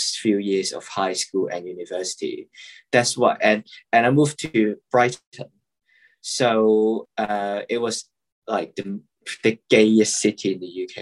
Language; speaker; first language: English; non-native, local second language; Cantonese